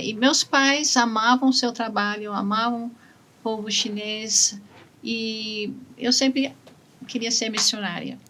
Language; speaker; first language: Portuguese; non-native, fluent; English